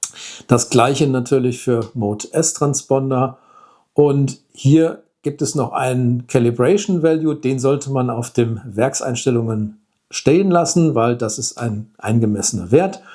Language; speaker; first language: German; native; German